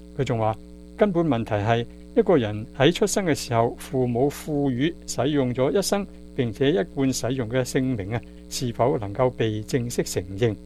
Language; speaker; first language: Chinese; non-native, local second language; Cantonese